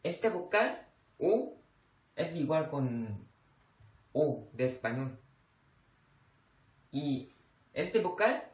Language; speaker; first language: Spanish; non-native, fluent; Korean